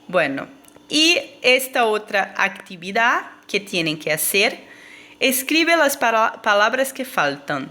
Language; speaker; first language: Spanish; non-native, fluent; Portuguese